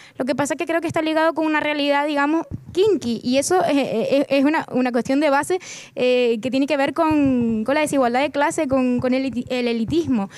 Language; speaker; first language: Spanish; native; Spanish